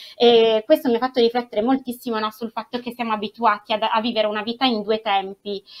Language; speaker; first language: Italian; native; Italian